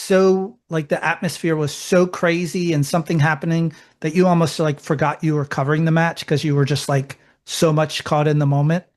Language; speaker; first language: English; native; English